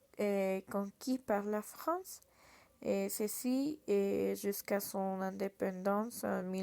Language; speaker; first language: French; non-native, learner; Portuguese